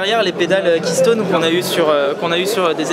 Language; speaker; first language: French; native; French